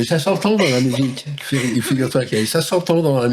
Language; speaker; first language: French; native; French